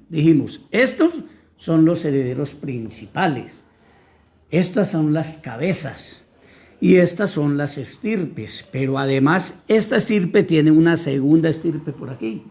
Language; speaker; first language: Spanish; native; Spanish